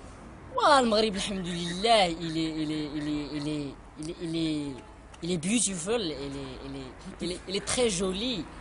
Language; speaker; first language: French; non-native, learner; Arabic